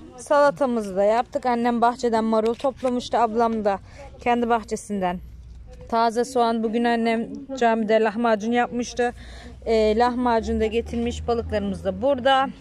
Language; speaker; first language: Turkish; early bilingual, heritage; Turkish